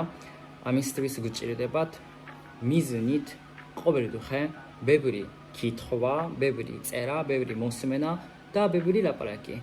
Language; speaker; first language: Georgian; non-native, fluent; Japanese